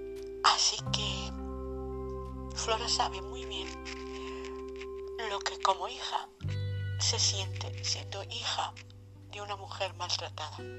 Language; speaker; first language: Spanish; native; Spanish